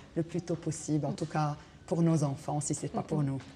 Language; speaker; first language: French; non-native, local second language; Arabic